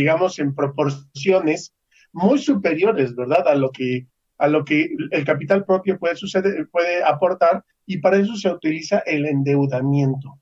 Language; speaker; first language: Spanish; native; Spanish